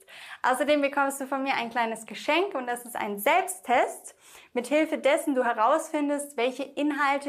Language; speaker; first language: German; native; German